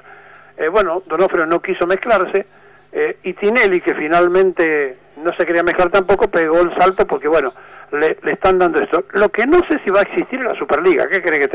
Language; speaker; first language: Spanish; native; Spanish